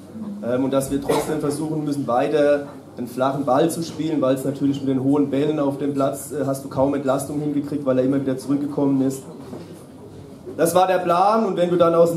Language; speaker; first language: German; native; German